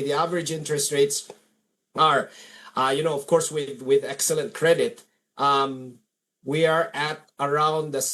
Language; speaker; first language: English; non-native, local second language; Filipino